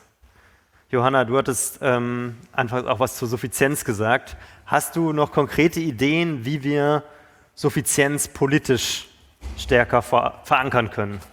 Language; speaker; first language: German; native; German